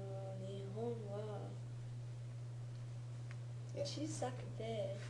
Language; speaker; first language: Japanese; non-native, learner; English